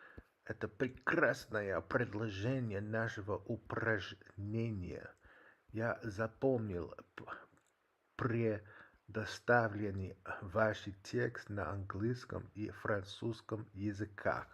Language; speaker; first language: Russian; non-native, learner; English